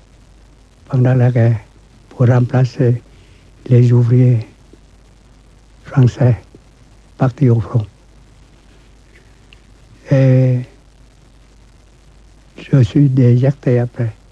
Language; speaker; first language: French; non-native, fluent; Vietnamese